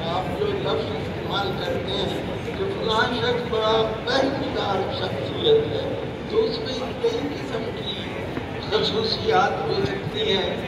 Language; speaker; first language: Urdu; non-native, local second language; Punjabi